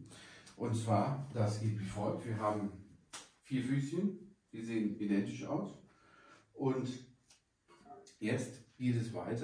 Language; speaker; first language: German; native; German